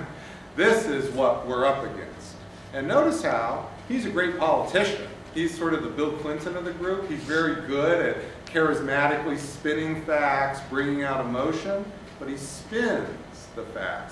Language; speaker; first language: English; native; English